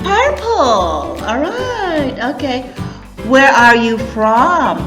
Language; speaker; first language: English; non-native, learner; Thai